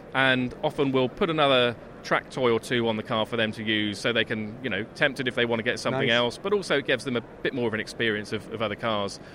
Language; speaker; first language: English; native; English